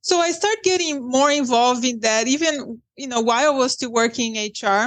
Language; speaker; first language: English; non-native, fluent; Portuguese